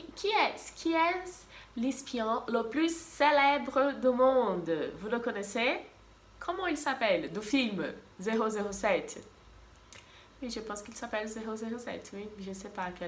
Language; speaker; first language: French; non-native, fluent; Portuguese